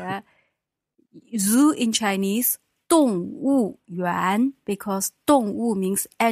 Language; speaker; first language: English; non-native, fluent; Chinese